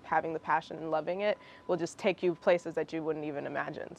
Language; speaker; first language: English; early bilingual, other home language; Russian